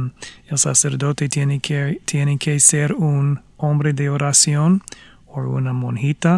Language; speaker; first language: Spanish; non-native, fluent; English